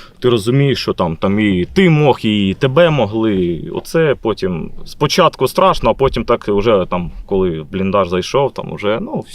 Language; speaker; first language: Ukrainian; non-native, local second language; Russian